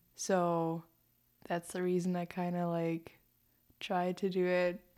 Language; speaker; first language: English; non-native, fluent; German